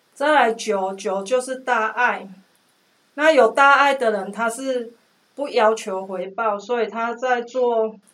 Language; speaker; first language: Chinese; non-native, local second language; Min Nan Chinese